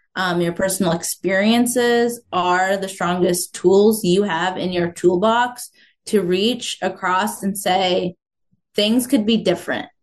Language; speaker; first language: English; native; English